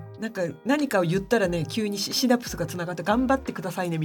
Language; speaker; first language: Japanese; native; Japanese